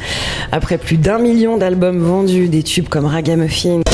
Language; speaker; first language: French; native; French